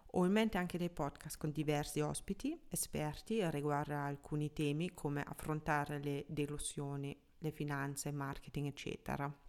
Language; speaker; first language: Italian; non-native, fluent; German